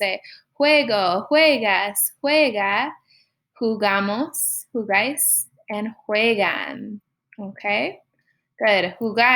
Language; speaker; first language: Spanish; non-native, fluent; English